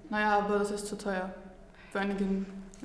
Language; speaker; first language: German; non-native, learner; Czech